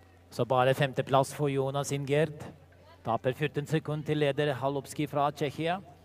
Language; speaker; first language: Norwegian; non-native, learner; Latvian